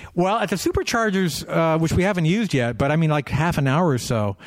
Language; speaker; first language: English; native; English